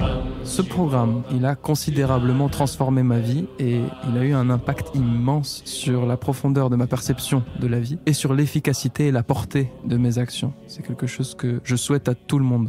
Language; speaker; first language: French; native; French